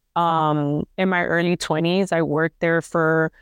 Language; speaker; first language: English; early bilingual, other home language; Spanish